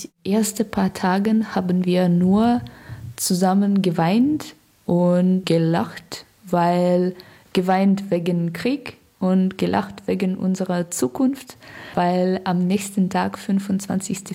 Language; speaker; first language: German; non-native, learner; Russian